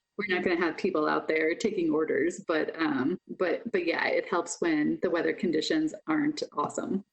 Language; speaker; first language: English; native; English